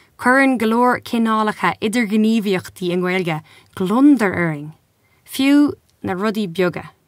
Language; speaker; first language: Irish; non-native, local second language; English